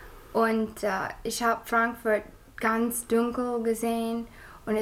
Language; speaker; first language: German; non-native, learner; English